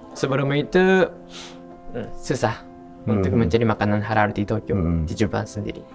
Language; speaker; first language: Indonesian; non-native, fluent; Japanese